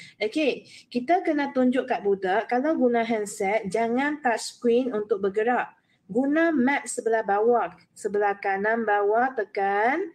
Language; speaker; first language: Malay; non-native, local second language; Chinese